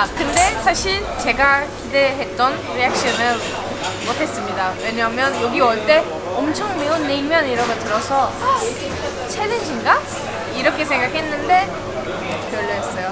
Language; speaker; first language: Korean; non-native, fluent; Turkish